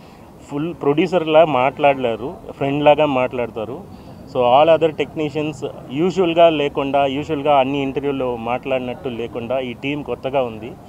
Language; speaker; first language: Telugu; non-native, fluent; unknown